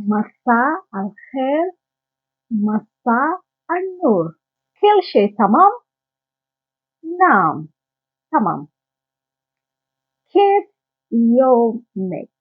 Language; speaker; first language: Arabic; non-native, learner; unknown